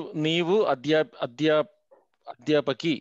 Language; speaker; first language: Kannada; non-native, learner; Malayalam